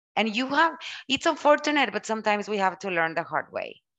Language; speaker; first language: English; non-native, fluent; Spanish